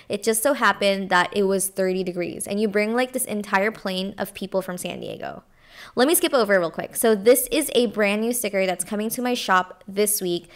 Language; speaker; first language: English; non-native, local second language; Filipino